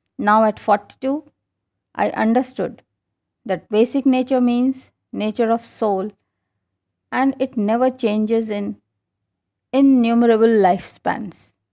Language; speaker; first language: English; non-native, local second language; Hindi